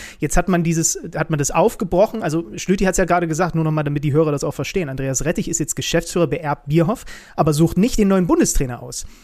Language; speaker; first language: German; native; German